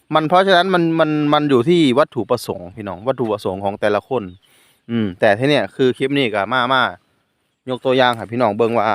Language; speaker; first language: Thai; non-native, local second language; Northeastern Thai